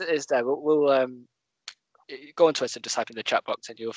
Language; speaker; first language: English; native; English